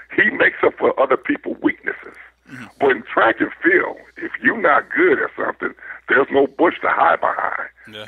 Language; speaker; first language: English; native; English